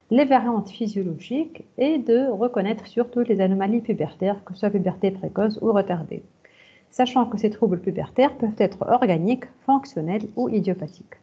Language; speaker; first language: French; non-native, local second language; Arabic